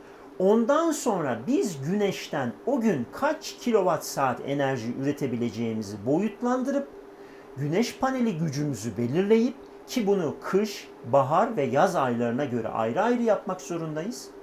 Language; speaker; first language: Turkish; native; Turkish